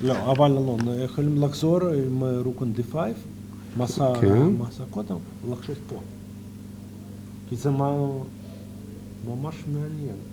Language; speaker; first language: Hebrew; non-native, fluent; Russian